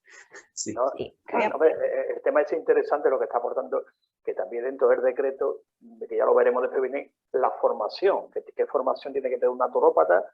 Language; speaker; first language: Spanish; native; Spanish